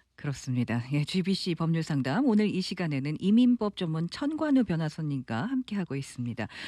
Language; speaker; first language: Korean; native; Korean